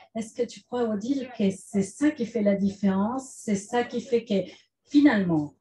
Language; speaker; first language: French; non-native, fluent; Spanish